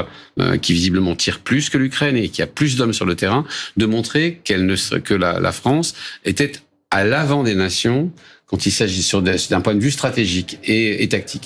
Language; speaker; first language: French; native; French